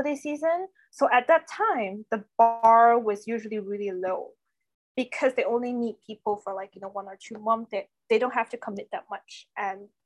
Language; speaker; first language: English; non-native, fluent; Chinese